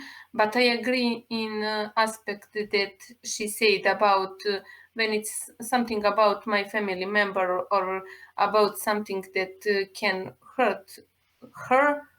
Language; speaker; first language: English; non-native, learner; Serbian